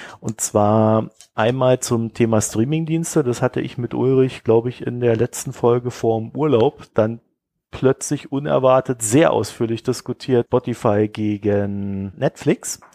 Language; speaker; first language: German; native; German